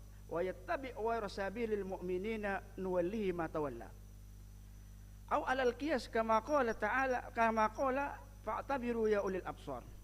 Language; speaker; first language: Arabic; non-native, fluent; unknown